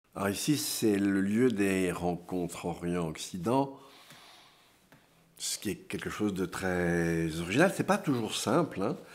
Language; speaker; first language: French; native; French